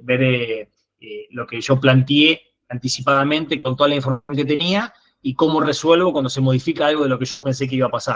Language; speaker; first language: Spanish; native; Spanish